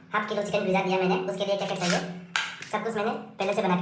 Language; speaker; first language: Hindi; non-native, local second language; Manipuri